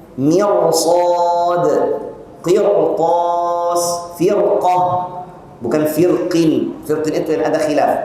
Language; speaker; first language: Malay; non-native, fluent; Arabic